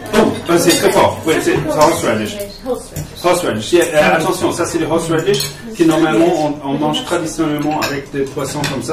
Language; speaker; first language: French; non-native, fluent; German